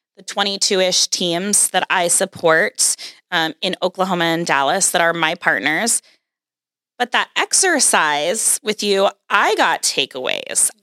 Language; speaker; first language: English; native; English